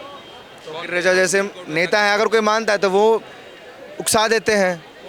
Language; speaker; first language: Hindi; native; Hindi